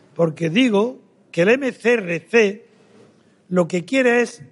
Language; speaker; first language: Spanish; native; Spanish